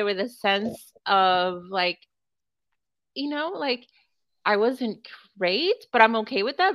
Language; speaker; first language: English; native; English